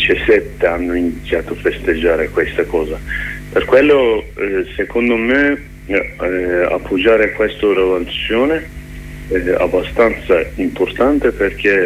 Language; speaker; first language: Italian; non-native, learner; Kurdish